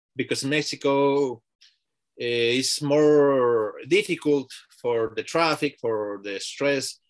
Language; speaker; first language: English; non-native, learner; Spanish